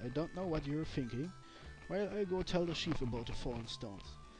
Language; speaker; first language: English; non-native, fluent; German